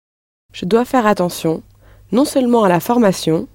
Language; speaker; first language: French; non-native, learner; English